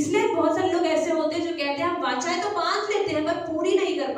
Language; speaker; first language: Hindi; native; Hindi